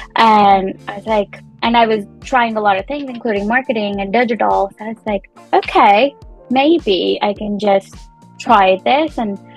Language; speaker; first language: English; non-native, local second language; Punjabi